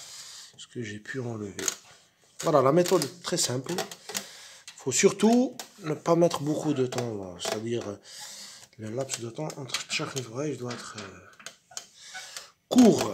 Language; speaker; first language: French; non-native, local second language; Arabic